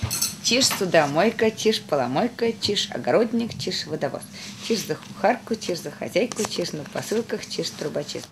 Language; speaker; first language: Russian; native; Russian